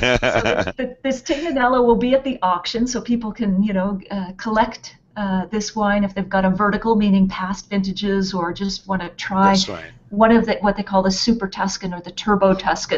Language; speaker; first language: English; native; English